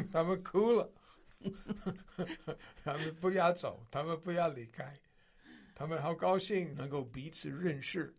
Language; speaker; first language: Chinese; non-native, fluent; English